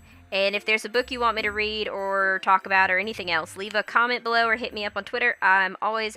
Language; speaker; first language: English; native; English